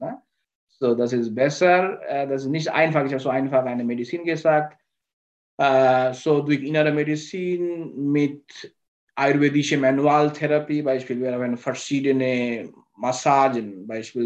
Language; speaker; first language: German; non-native, learner; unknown